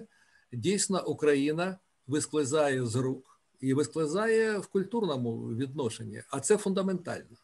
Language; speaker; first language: Ukrainian; native; Ukrainian